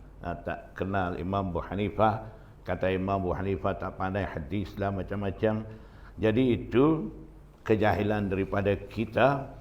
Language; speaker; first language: Malay; non-native, fluent; Burmese